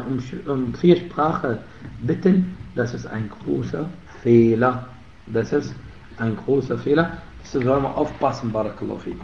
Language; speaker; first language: German; non-native, fluent; Arabic